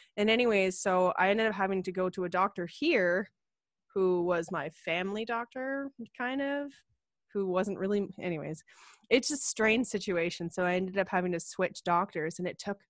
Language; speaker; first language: English; native; English